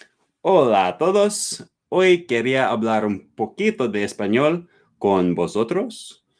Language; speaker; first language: Spanish; non-native, learner; English